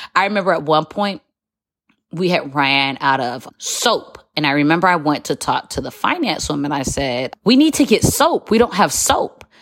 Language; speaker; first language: English; native; English